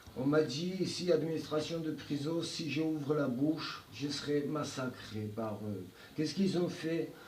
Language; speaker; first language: French; non-native, learner; Georgian